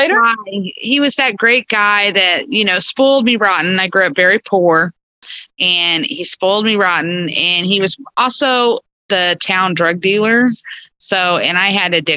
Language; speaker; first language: English; native; English